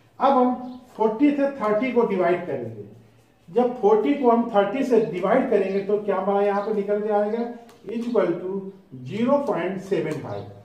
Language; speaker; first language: Hindi; native; Hindi